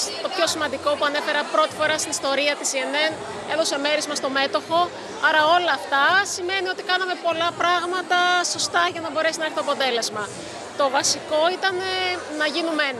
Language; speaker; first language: Greek; native; Greek